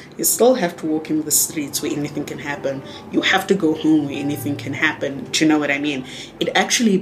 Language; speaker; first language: English; non-native, local second language; Tswana